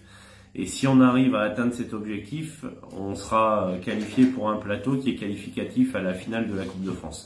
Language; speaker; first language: French; native; French